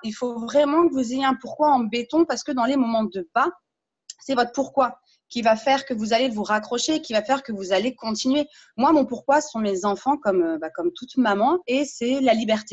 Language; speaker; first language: French; native; French